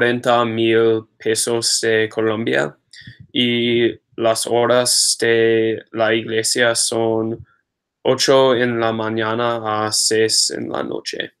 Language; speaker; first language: Spanish; non-native, learner; English